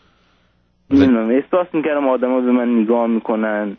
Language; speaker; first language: Persian; early bilingual, heritage; Persian